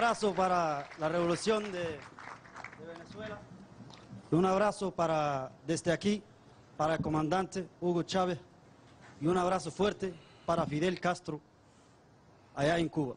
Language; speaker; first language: Spanish; non-native, fluent; Arabic